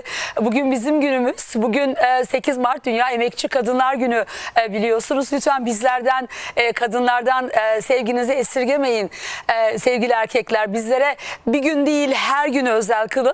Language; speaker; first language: Turkish; native; Turkish